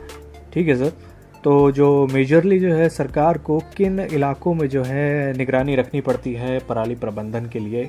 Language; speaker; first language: Hindi; native; Hindi